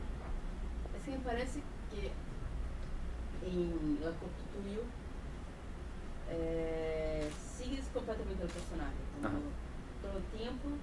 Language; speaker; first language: Spanish; non-native, learner; Portuguese